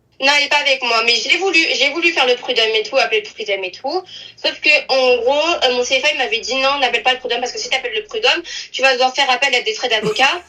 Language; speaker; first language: French; native; French